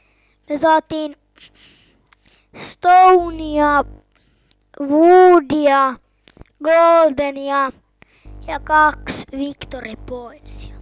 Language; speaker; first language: Finnish; native; Finnish